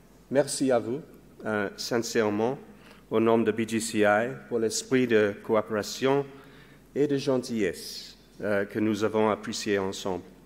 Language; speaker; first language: French; non-native, learner; English